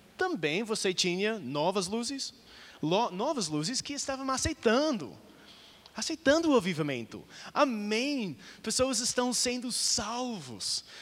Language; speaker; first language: Portuguese; non-native, fluent; English